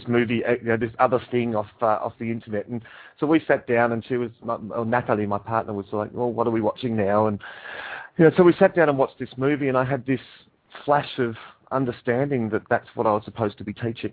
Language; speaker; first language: English; native; English